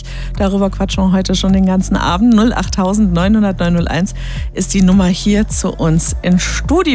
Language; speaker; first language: German; native; German